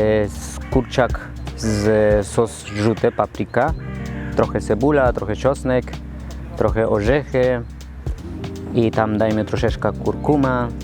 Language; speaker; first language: Polish; non-native, learner; Spanish